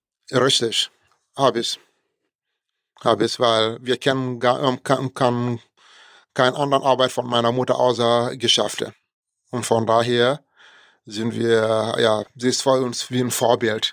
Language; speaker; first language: German; non-native, fluent; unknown